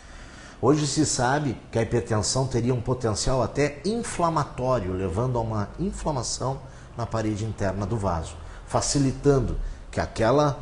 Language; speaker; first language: Portuguese; native; Portuguese